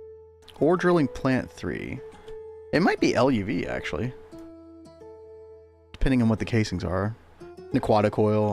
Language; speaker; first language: English; native; English